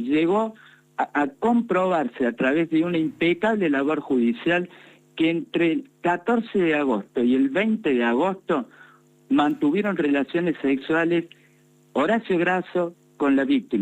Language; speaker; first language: Spanish; native; Spanish